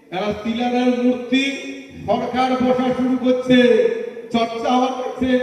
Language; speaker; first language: Bangla; non-native, local second language; Rangpuri